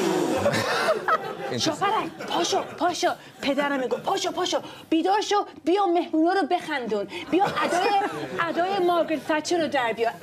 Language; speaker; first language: Persian; early bilingual, heritage; Persian